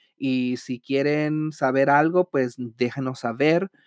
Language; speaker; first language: Spanish; early bilingual, heritage; Spanish